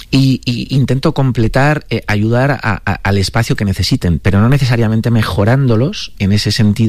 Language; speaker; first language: Spanish; native; Spanish